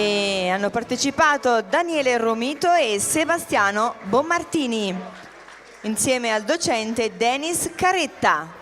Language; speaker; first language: Italian; native; Italian